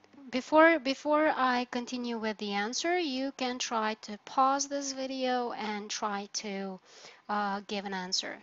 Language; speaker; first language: English; non-native, fluent; Albanian